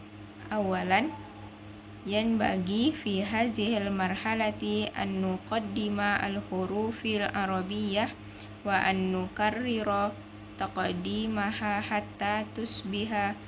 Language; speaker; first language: Arabic; non-native, learner; Indonesian